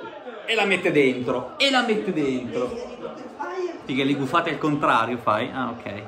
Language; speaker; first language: Italian; native; Italian